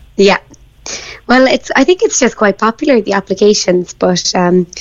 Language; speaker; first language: English; native; English